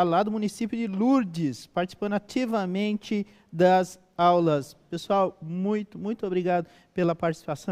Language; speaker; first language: Portuguese; native; Portuguese